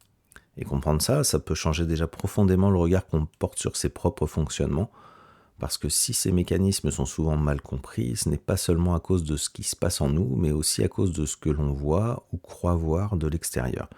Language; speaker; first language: French; native; French